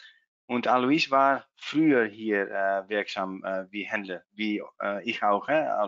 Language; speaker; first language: German; non-native, learner; Dutch